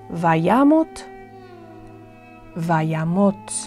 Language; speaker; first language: Hebrew; non-native, fluent; English